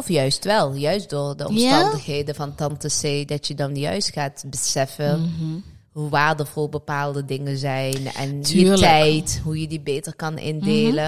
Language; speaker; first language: Dutch; early bilingual, other home language; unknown